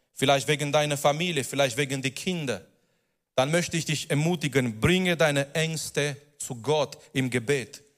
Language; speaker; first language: German; non-native, fluent; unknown